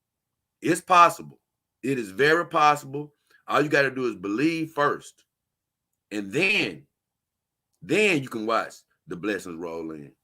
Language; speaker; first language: English; native; English